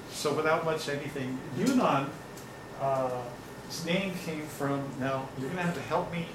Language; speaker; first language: English; native; English